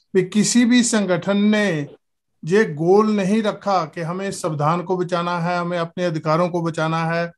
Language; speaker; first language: Hindi; native; Hindi